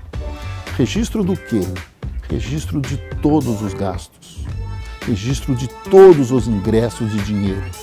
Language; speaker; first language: Portuguese; native; Portuguese